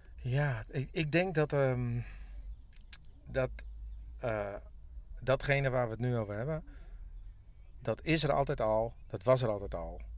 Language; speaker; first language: Dutch; non-native, local second language; Western Frisian